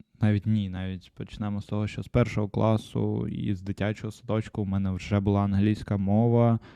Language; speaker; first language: Ukrainian; non-native, local second language; Russian